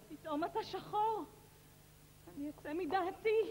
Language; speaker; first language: Hebrew; native; Hebrew